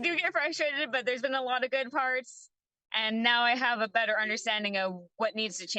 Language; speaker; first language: English; native; English